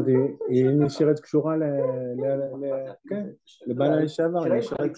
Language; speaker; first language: Hebrew; non-native, fluent; French